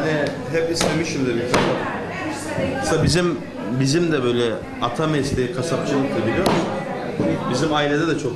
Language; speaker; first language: Turkish; native; Turkish